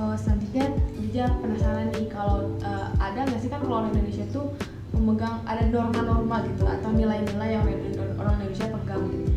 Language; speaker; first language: Indonesian; native; Indonesian